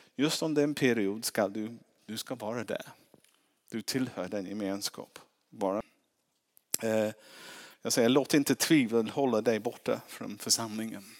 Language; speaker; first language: Swedish; non-native, fluent; English